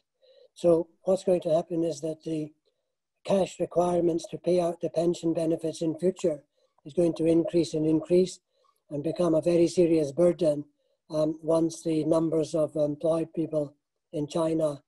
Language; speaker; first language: English; native; English